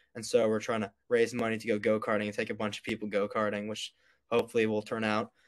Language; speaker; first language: English; native; English